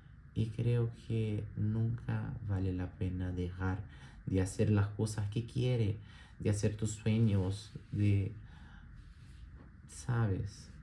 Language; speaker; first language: Spanish; non-native, learner; Portuguese